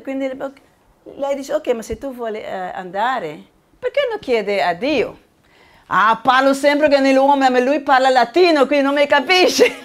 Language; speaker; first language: Italian; non-native, learner; Spanish